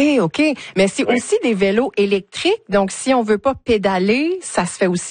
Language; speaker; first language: French; native; French